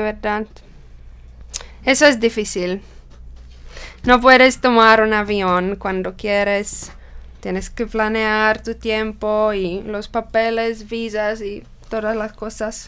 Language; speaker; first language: Spanish; non-native, learner; Czech